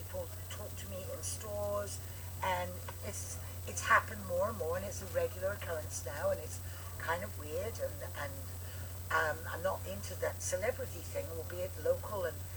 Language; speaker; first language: English; native; English